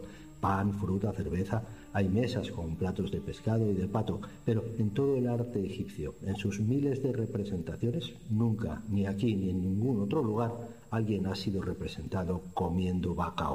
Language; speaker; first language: Spanish; native; Spanish